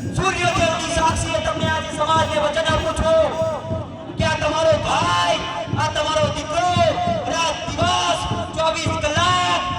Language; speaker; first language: Gujarati; non-native, local second language; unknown